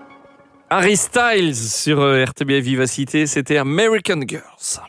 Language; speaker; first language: French; native; French